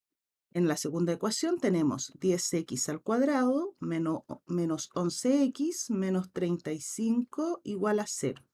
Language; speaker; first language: Spanish; native; Spanish